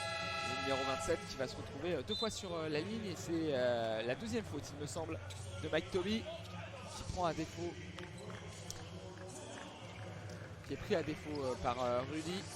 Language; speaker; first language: French; native; French